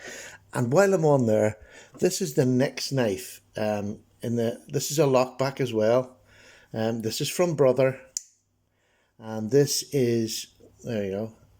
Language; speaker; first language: English; native; English